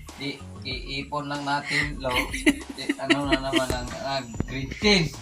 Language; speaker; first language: Filipino; non-native, local second language; Cebuano